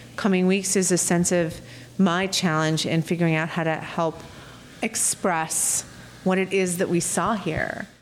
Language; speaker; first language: English; native; English